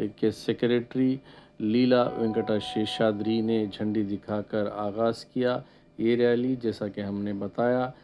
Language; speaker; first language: Urdu; native; Urdu